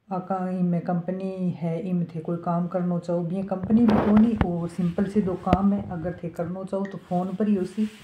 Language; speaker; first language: Hindi; native; Hindi